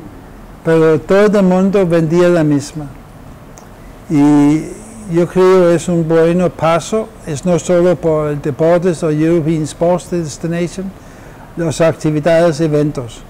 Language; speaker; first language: Spanish; non-native, fluent; Danish